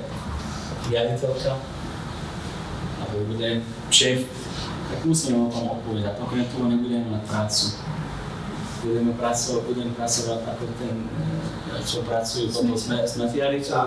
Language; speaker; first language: Slovak; non-native, fluent; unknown